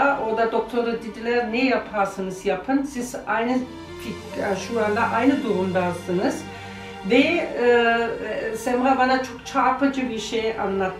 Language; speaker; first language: Turkish; non-native, learner; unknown